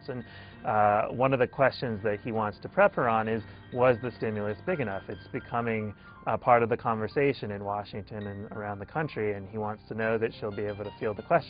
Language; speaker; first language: English; native; English